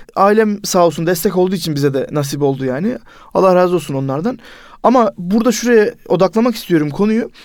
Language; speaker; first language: Turkish; native; Turkish